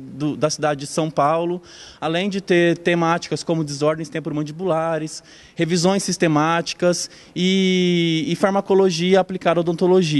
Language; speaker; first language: Portuguese; native; Portuguese